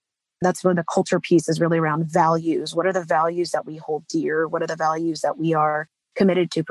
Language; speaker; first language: English; native; English